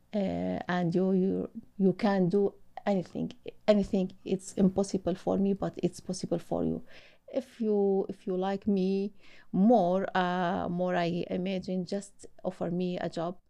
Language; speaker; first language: English; non-native, learner; Arabic